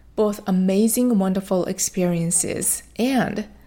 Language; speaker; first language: English; non-native, fluent; Japanese